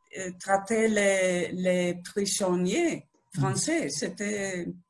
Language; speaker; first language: French; non-native, learner; Spanish